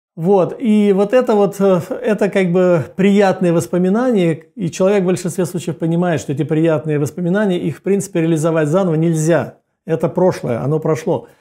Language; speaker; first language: Russian; native; Russian